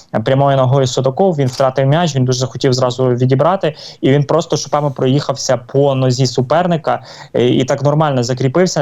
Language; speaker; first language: Ukrainian; native; Ukrainian